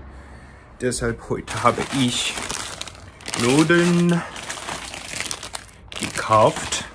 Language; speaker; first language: German; non-native, learner; Korean